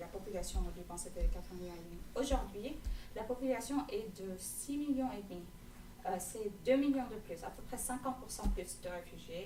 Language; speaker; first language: French; non-native, fluent; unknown